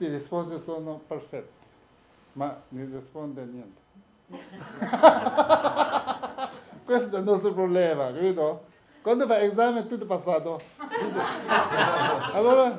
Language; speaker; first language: Italian; non-native, learner; Tibetan